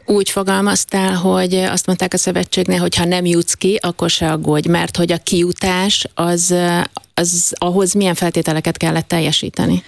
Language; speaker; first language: Hungarian; native; Hungarian